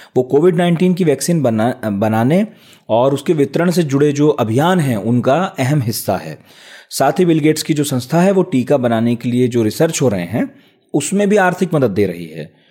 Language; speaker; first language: Hindi; native; Hindi